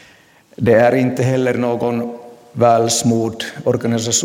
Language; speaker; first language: Swedish; non-native, local second language; Finnish